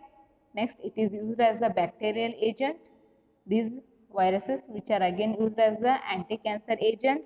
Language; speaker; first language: English; non-native, local second language; Kannada